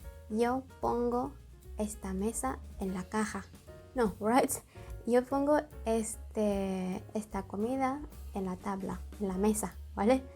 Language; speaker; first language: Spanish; non-native, learner; Indonesian